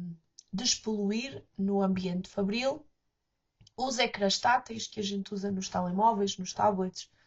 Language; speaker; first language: Portuguese; native; Portuguese